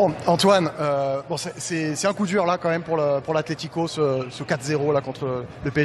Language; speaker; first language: French; native; French